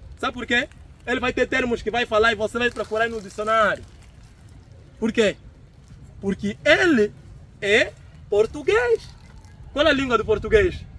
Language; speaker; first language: Portuguese; native; Portuguese